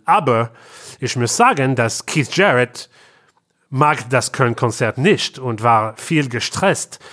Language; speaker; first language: German; non-native, learner; English